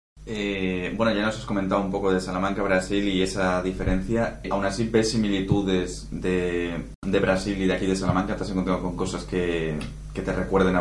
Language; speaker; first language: Spanish; native; Spanish